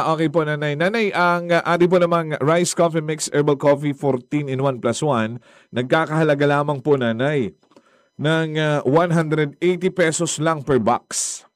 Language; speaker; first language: Filipino; non-native, local second language; Waray